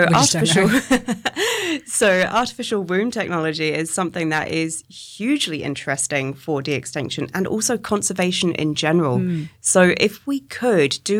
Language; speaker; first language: English; native; English